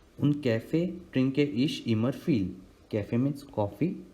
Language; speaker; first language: German; non-native, learner; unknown